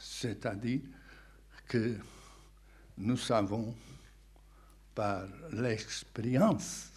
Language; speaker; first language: French; non-native, fluent; Portuguese